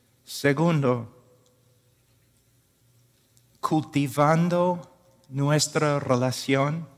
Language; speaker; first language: Spanish; non-native, fluent; English